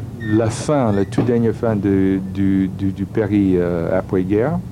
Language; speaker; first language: French; non-native, fluent; English